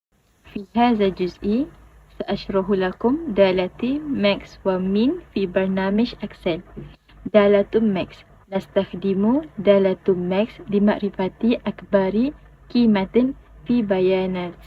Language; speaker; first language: Arabic; non-native, learner; Malay